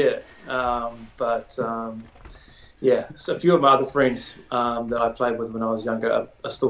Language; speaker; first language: English; native; English